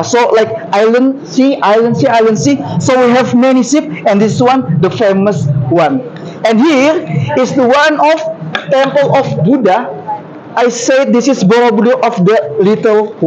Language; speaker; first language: English; non-native, learner; Indonesian